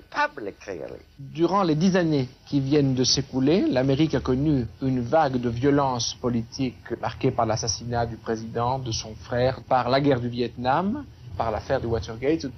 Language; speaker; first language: French; native; French